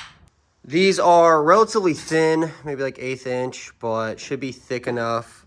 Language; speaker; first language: English; native; English